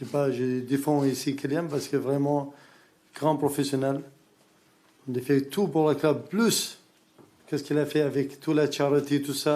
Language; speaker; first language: French; non-native, learner; Arabic